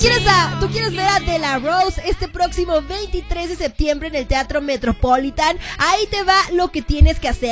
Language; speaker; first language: Spanish; native; Spanish